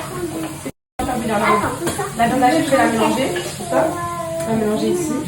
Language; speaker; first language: French; native; French